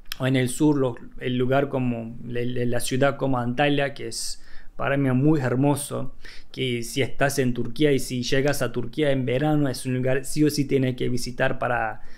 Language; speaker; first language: Spanish; non-native, fluent; Turkish